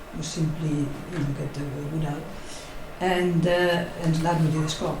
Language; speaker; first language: English; non-native, fluent; Catalan